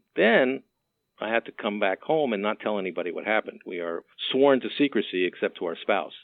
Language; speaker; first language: English; native; English